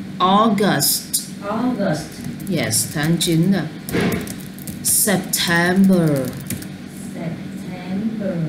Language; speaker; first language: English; non-native, learner; Vietnamese